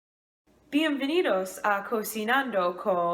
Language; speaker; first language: Spanish; non-native, learner; English